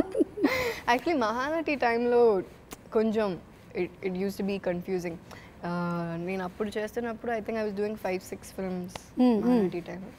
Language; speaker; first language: Telugu; non-native, fluent; Malayalam